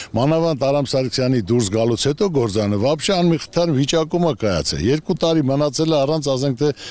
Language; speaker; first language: Armenian; native; Armenian